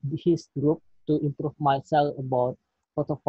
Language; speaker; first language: English; non-native, learner; Indonesian